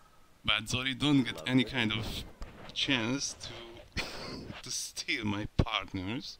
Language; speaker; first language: English; non-native, learner; Hungarian